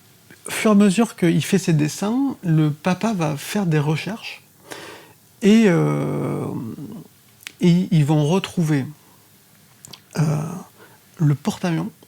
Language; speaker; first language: French; native; French